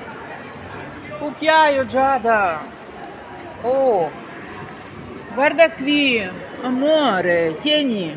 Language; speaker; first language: Italian; non-native, learner; Russian